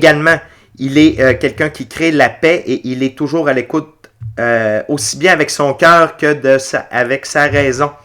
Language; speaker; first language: French; native; French